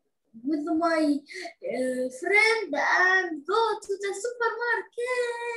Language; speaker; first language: English; non-native, learner; Arabic